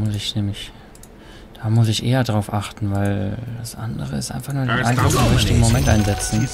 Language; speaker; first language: German; native; German